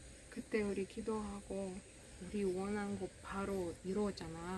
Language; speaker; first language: Korean; non-native, fluent; Russian